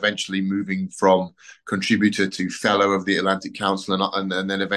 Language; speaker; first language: English; native; English